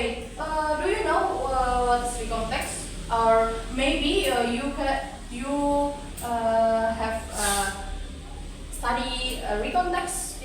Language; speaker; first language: English; non-native, learner; Indonesian